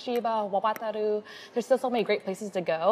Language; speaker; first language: English; native; English